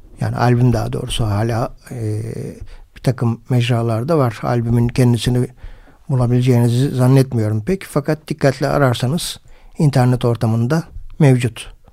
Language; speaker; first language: Turkish; native; Turkish